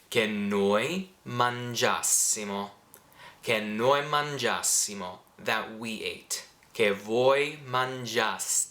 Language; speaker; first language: Italian; non-native, fluent; English